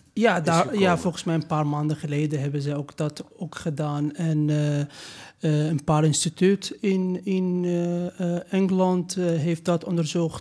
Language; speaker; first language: Dutch; non-native, fluent; Persian